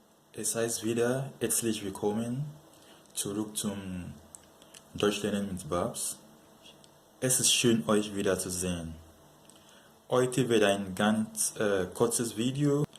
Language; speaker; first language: German; non-native, learner; Yoruba